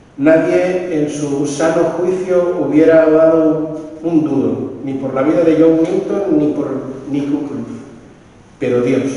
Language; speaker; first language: Spanish; native; Spanish